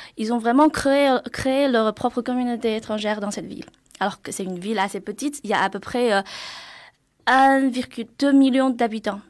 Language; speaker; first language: French; non-native, fluent; Chinese